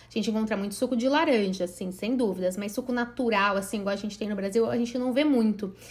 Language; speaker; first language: Portuguese; native; Portuguese